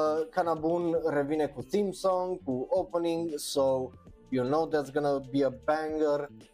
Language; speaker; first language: English; non-native, fluent; Romanian